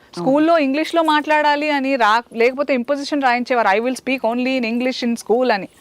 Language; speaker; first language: Telugu; native; Telugu